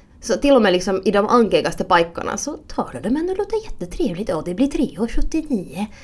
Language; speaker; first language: Swedish; native; Swedish